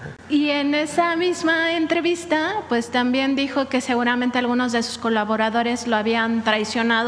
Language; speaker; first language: Spanish; native; Spanish